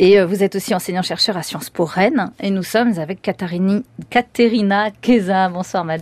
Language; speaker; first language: French; native; French